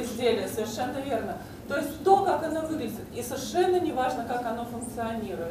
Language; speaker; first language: Russian; native; Russian